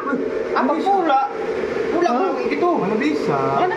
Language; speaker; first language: Indonesian; native; Indonesian